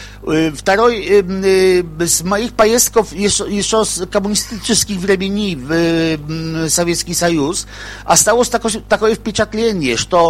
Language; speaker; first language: Russian; non-native, learner; Polish